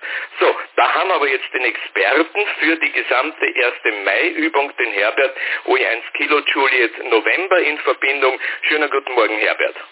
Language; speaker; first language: German; native; German